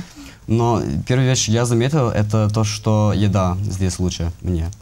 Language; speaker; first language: Russian; non-native, learner; English